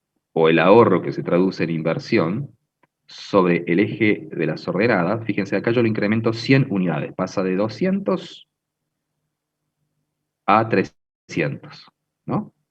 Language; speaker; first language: Spanish; native; Spanish